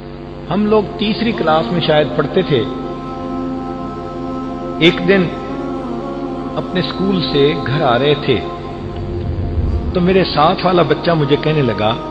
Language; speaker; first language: Urdu; native; Urdu